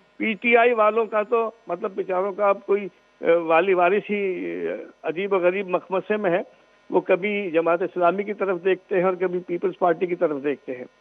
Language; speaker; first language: Urdu; non-native, local second language; Sindhi